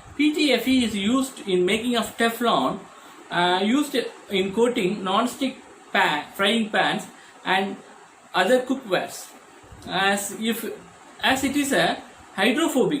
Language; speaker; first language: English; non-native, local second language; Tamil